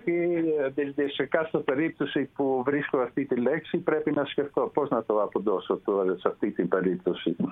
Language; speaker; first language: Greek; non-native, fluent; Dutch